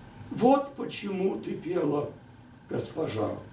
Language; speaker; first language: Russian; non-native, fluent; English